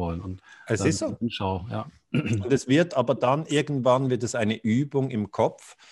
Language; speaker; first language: German; native; German